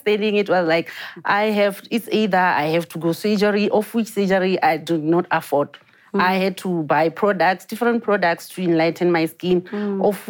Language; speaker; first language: English; non-native, local second language; Venda